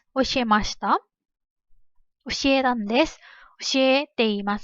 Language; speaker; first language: Japanese; non-native, fluent; Filipino